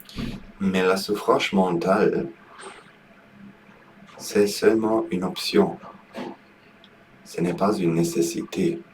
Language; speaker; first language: French; non-native, learner; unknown